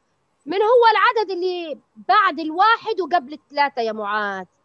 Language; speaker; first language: Arabic; native; Arabic